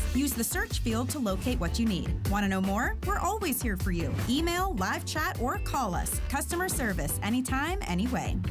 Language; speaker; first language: English; native; English